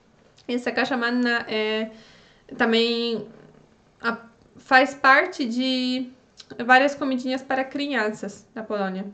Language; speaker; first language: Portuguese; non-native, fluent; Polish